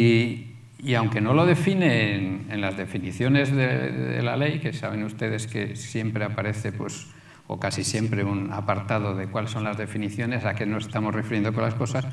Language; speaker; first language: Spanish; native; Spanish